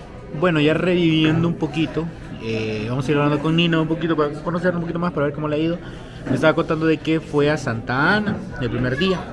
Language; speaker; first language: Spanish; native; Spanish